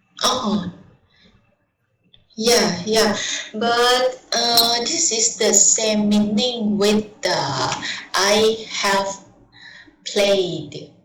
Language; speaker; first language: English; non-native, learner; Thai